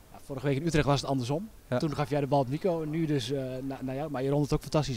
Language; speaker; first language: Dutch; native; Dutch